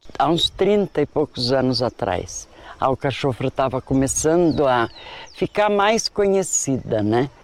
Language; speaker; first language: Portuguese; native; Portuguese